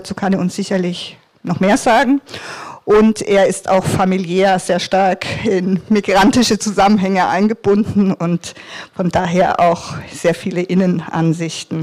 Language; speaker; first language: German; native; German